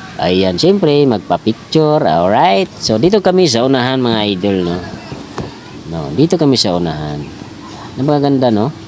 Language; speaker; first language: Filipino; non-native, local second language; Cebuano